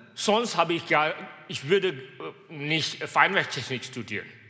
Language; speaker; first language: German; non-native, fluent; Indonesian